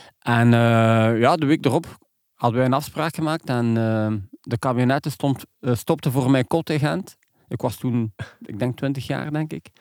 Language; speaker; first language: Dutch; non-native, local second language; French